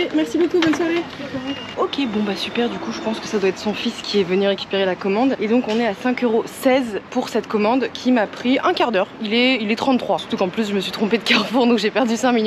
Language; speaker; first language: French; native; French